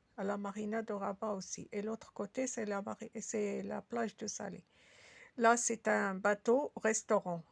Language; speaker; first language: French; non-native, local second language; Arabic